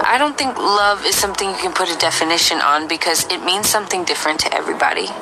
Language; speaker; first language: English; native; English